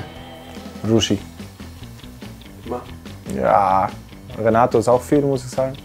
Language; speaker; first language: German; non-native, learner; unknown